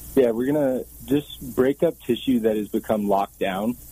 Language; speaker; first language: English; native; English